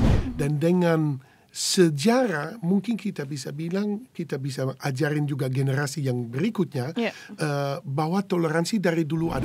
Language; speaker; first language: Indonesian; non-native, fluent; Dutch